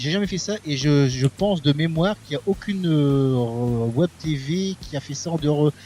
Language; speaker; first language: French; native; French